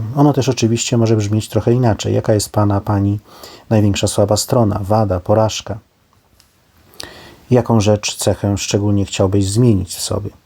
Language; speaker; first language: Polish; native; Polish